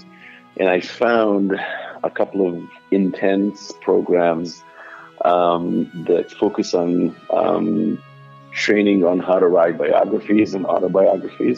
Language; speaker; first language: English; non-native, fluent; Hebrew